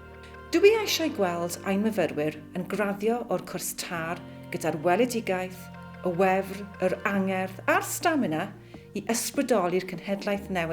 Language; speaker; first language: Welsh; non-native, local second language; English